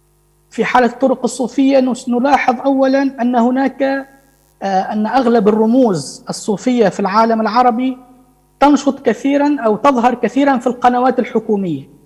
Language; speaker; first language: Arabic; native; Arabic